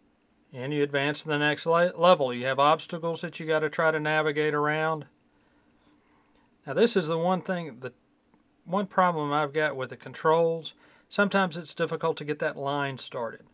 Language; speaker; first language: English; native; English